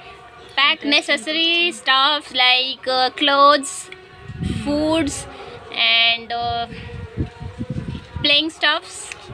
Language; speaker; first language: English; non-native, learner; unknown